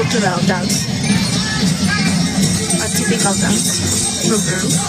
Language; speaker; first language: English; non-native, learner; Spanish